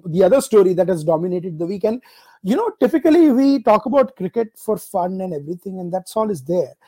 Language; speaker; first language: English; non-native, local second language; Gujarati